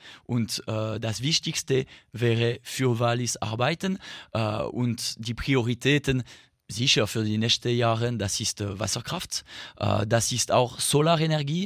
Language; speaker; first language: German; non-native, local second language; French